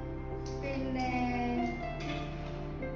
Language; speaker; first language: Malayalam; early bilingual, heritage; Malayalam